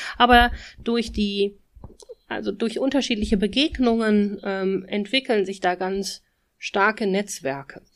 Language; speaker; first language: German; native; German